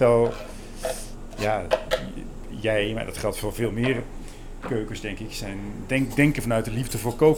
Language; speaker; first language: Dutch; non-native, learner; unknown